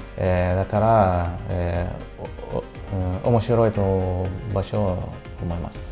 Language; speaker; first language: Japanese; non-native, learner; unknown